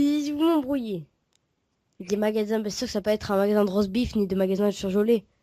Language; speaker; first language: French; native; French